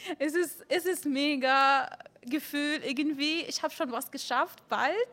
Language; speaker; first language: German; non-native, fluent; Arabic